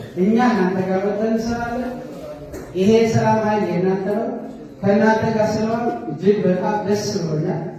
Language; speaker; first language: Amharic; non-native, local second language; Tigrinya